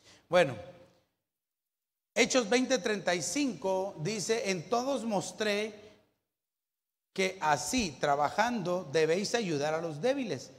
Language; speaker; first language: Spanish; native; Spanish